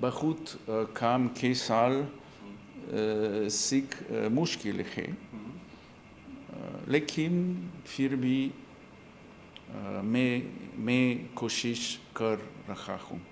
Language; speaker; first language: Hindi; non-native, learner; Portuguese